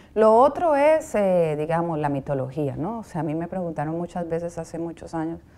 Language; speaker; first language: Spanish; native; Spanish